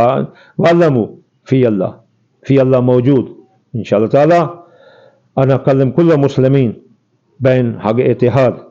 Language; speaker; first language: Arabic; non-native, learner; Urdu